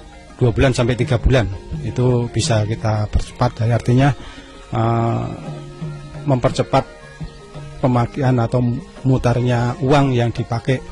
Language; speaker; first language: Indonesian; non-native, local second language; Javanese